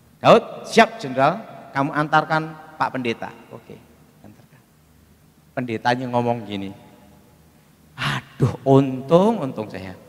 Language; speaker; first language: Indonesian; native; Indonesian